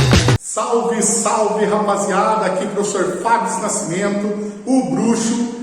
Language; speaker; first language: Portuguese; native; Portuguese